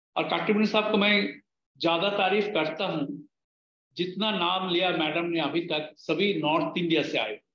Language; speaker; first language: Hindi; non-native, local second language; Bangla